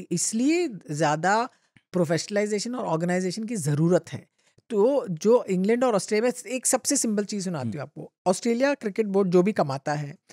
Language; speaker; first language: Hindi; non-native, local second language; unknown